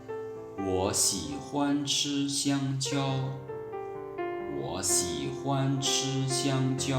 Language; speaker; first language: Chinese; non-native, fluent; Lao